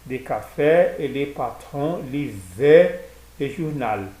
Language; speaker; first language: French; non-native, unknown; Portuguese